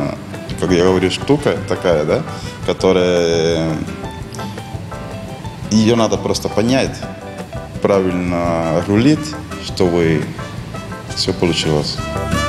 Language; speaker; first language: Russian; non-native, fluent; Spanish